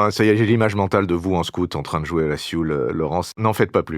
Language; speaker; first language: French; native; French